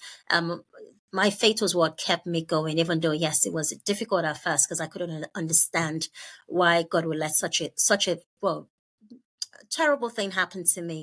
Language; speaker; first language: English; non-native, local second language; Yoruba